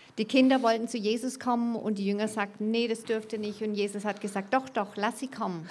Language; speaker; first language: German; native; German